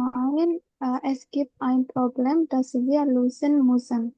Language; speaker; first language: German; non-native, learner; Indonesian